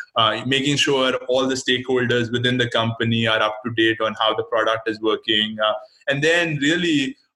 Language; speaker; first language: English; non-native, local second language; Hindi